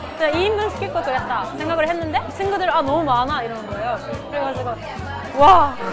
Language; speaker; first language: Korean; non-native, fluent; Japanese